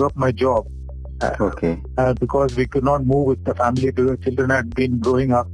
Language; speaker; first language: English; non-native, local second language; Telugu